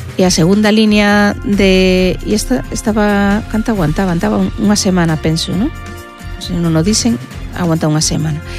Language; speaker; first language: Galician; non-native, local second language; Spanish